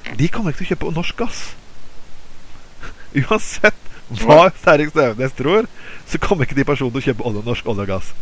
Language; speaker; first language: Norwegian; native; Norwegian